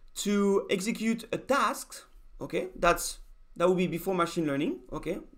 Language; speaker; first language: English; non-native, fluent; Spanish